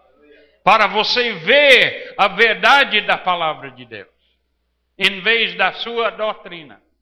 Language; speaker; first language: Portuguese; non-native, fluent; English